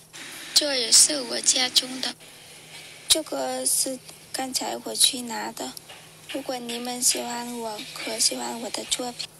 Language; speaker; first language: Chinese; non-native, learner; Vietnamese